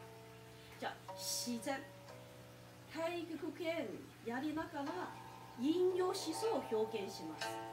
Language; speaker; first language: Japanese; non-native, fluent; Chinese